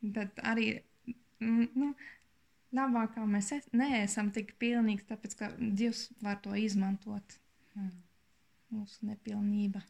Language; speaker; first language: Latvian; non-native, learner; German